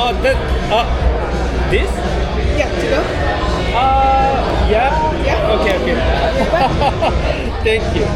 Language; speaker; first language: English; non-native, learner; Korean